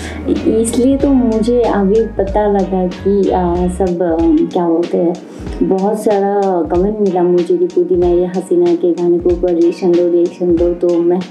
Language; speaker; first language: Hindi; non-native, fluent; Bangla